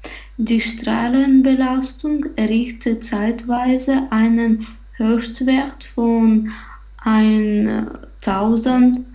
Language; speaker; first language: German; non-native, learner; Russian